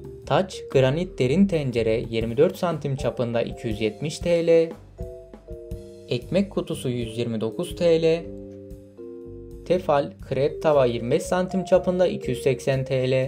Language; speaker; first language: Turkish; native; Turkish